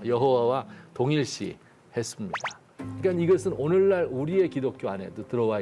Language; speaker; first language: Korean; native; Korean